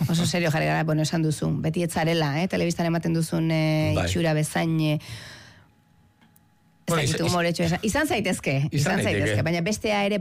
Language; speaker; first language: Basque; native; Basque